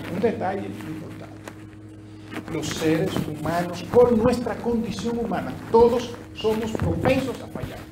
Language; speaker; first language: Spanish; native; Spanish